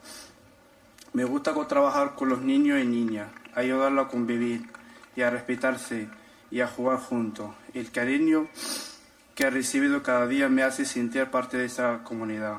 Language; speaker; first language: Spanish; non-native, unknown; Arabic